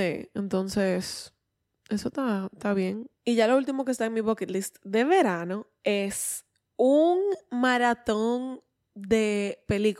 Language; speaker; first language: Spanish; native; Spanish